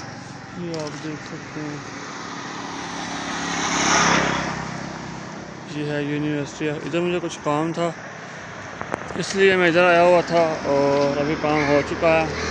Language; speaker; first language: Hindi; non-native, local second language; Punjabi